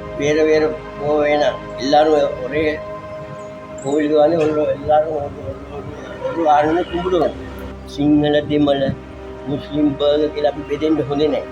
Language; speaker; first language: Tamil; non-native, local second language; Sinhala